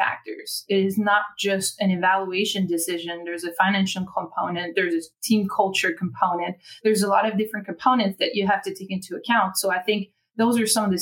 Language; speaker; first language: English; non-native, fluent; French